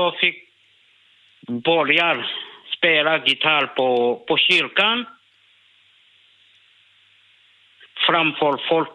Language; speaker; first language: Swedish; non-native, learner; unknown